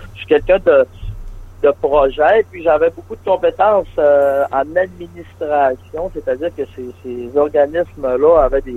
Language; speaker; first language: French; native; French